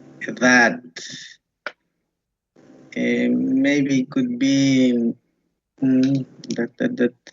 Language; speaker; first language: English; non-native, learner; Spanish